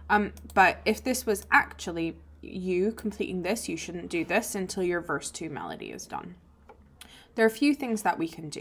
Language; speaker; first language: English; native; English